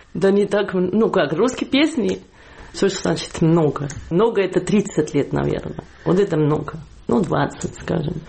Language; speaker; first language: Russian; non-native, fluent; Catalan